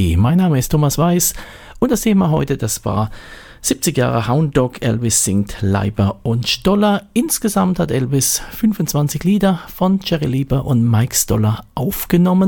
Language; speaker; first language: German; native; German